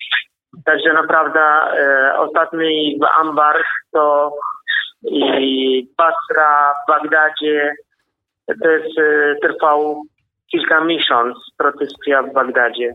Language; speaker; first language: Polish; non-native, learner; Kurdish